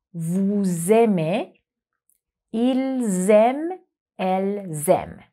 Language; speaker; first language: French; non-native, fluent; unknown